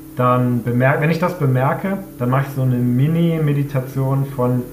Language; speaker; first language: German; native; German